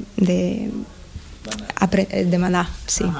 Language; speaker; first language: Catalan; non-native, learner; Russian